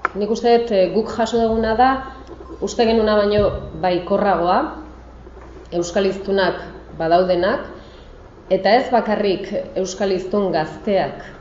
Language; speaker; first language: Basque; native; Basque